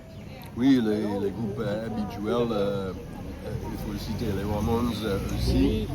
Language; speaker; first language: French; non-native, fluent; English